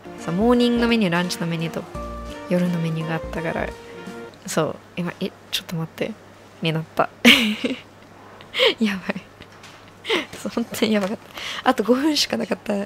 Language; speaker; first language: Japanese; non-native, fluent; English